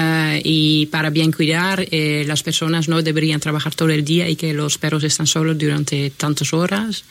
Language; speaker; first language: Spanish; non-native, fluent; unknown